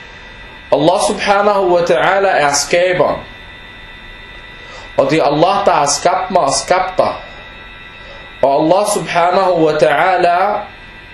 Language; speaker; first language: Danish; non-native, fluent; Arabic